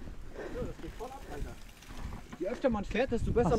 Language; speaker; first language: German; native; German